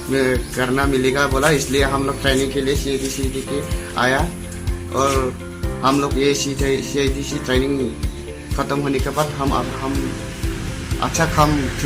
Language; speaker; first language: Hindi; non-native, local second language; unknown